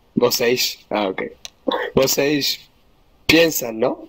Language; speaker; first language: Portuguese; non-native, learner; Spanish